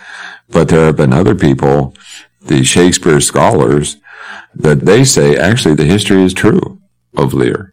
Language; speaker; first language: English; native; English